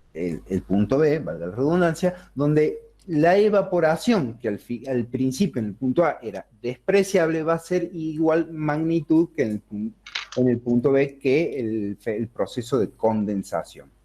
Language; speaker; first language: Spanish; native; Spanish